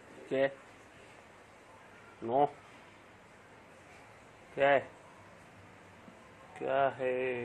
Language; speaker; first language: Hindi; native; Hindi